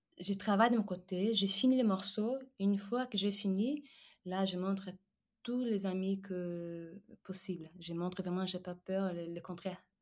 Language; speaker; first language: French; non-native, fluent; Portuguese